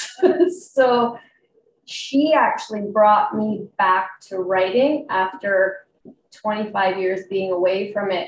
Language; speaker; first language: English; native; English